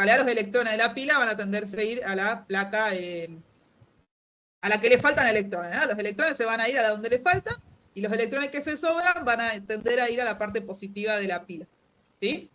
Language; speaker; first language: Spanish; native; Spanish